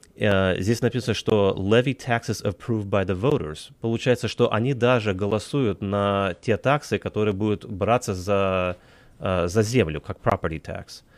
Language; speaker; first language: Russian; native; Russian